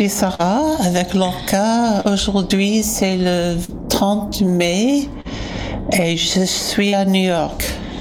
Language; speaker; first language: French; non-native, fluent; English